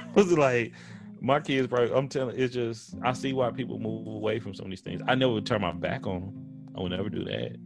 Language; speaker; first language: English; native; English